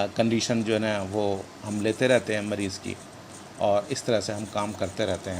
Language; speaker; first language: Urdu; native; Urdu